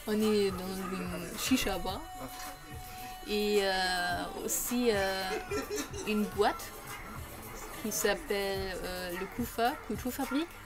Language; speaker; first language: French; non-native, learner; German